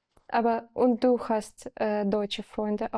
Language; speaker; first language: German; non-native, learner; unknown